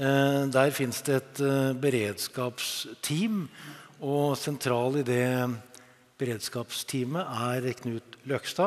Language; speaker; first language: Norwegian; native; Norwegian